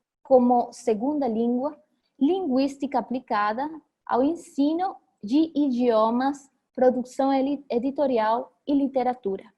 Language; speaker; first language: Portuguese; non-native, fluent; Spanish